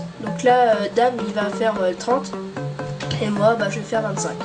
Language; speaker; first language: French; native; French